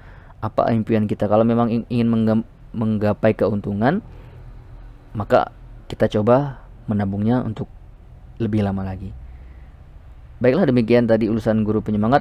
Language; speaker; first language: Indonesian; native; Indonesian